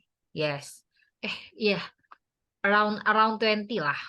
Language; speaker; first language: English; non-native, learner; Indonesian